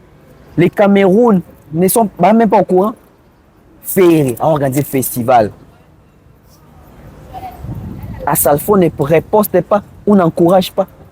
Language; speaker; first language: French; non-native, local second language; Lingala